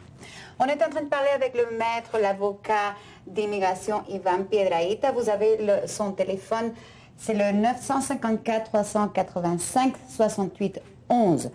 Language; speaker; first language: French; non-native, fluent; Spanish